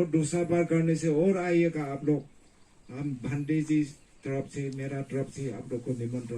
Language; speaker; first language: Hindi; non-native, local second language; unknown